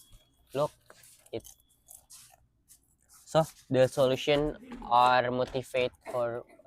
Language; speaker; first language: English; non-native, learner; Indonesian